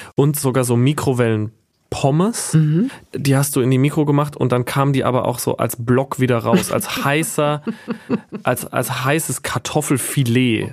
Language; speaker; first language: German; native; German